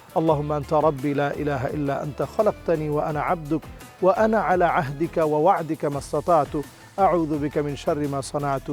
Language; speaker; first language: Arabic; non-native, fluent; Bangla